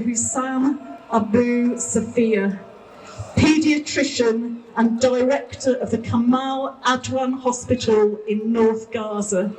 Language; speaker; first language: English; native; English